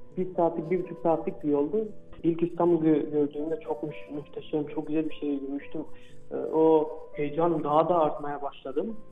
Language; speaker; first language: Turkish; non-native, fluent; Albanian